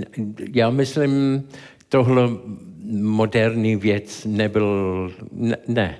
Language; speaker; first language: Czech; non-native, learner; English